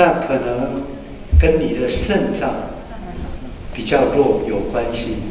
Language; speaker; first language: Chinese; native; Chinese